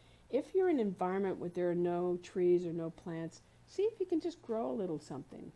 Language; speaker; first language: English; native; English